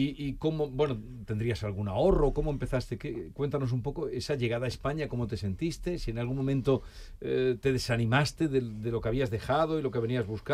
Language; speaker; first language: Spanish; native; Spanish